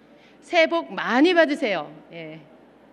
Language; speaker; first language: Korean; native; Korean